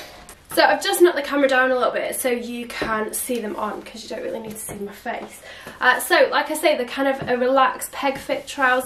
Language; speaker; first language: English; native; English